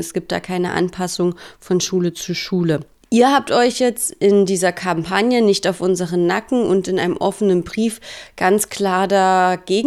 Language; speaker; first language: German; native; German